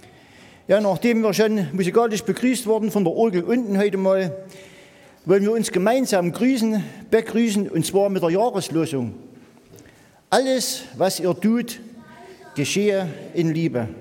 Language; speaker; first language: German; native; German